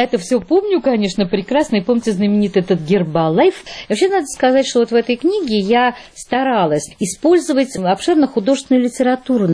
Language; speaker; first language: Russian; native; Russian